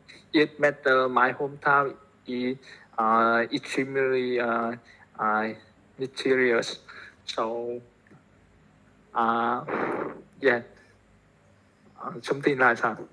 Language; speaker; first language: English; non-native, learner; Vietnamese